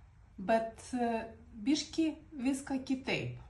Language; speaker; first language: Lithuanian; non-native, learner; Russian